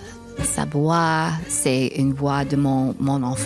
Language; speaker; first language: French; non-native, learner; English